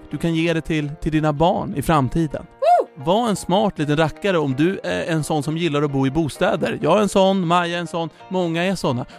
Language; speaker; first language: Swedish; native; Swedish